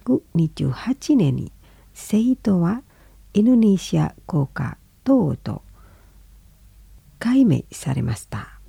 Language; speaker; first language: Japanese; non-native, fluent; Indonesian